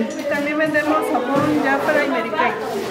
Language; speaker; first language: Spanish; native; Spanish